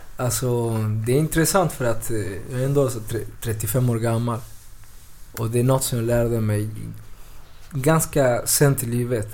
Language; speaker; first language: Swedish; early bilingual, other home language; Spanish